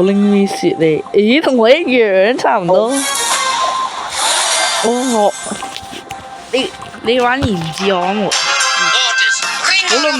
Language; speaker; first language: Chinese; early bilingual, heritage; Cantonese